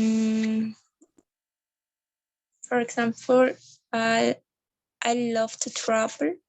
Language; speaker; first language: English; non-native, learner; Spanish